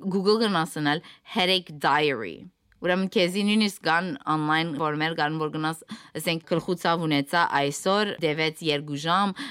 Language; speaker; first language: Armenian; early bilingual, heritage; Armenian